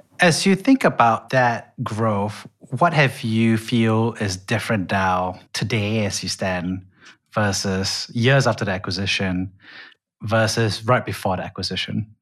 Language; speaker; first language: English; native; English